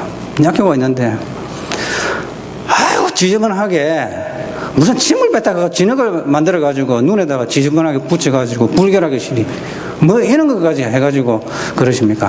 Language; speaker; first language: Korean; native; Korean